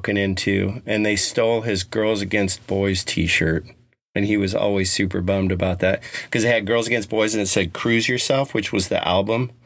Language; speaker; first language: English; native; English